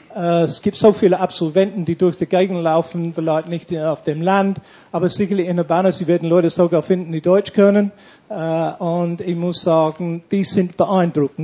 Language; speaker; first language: German; non-native, fluent; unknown